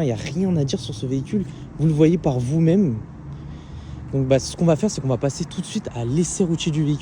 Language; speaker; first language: French; native; French